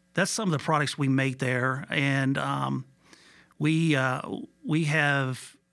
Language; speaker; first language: English; native; English